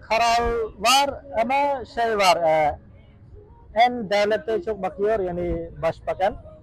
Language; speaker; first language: Turkish; non-native, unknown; Khmer